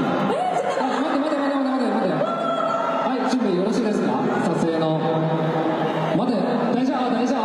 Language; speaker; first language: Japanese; non-native, fluent; Chinese